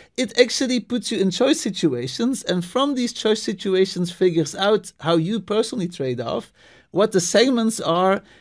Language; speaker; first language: English; non-native, fluent; Dutch